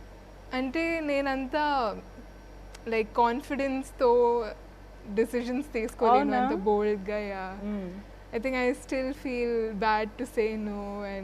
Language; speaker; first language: Telugu; non-native, fluent; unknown